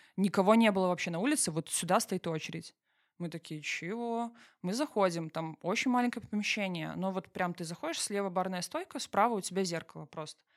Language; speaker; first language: Russian; native; Russian